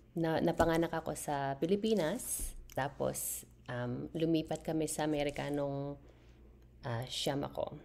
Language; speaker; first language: Filipino; non-native, local second language; Pampanga